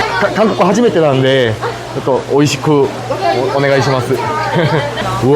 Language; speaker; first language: Japanese; non-native, fluent; Korean